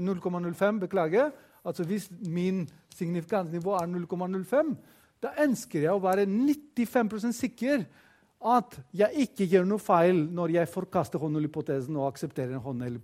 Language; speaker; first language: Norwegian; non-native, fluent; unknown